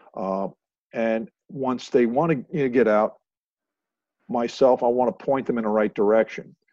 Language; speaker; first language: English; native; English